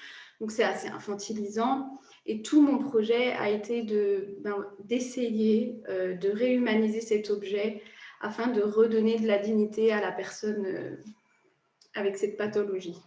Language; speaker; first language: French; native; French